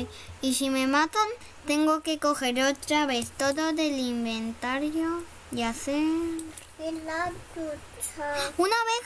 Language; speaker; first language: Spanish; native; Spanish